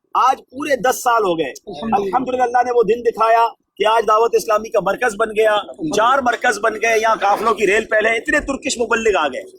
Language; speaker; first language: Urdu; native; Urdu